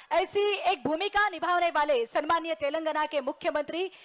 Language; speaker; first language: Hindi; non-native, local second language; Marathi